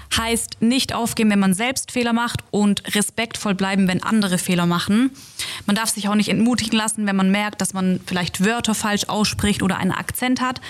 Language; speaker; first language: German; native; German